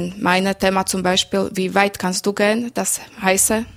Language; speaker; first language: German; non-native, learner; Slovak